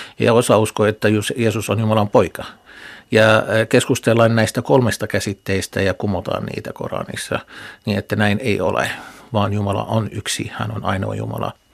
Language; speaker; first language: Finnish; non-native, fluent; Arabic